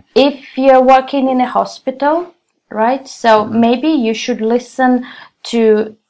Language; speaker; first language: English; non-native, fluent; Russian